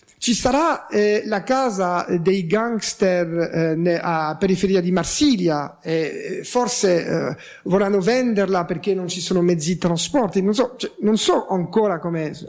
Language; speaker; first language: Italian; non-native, fluent; French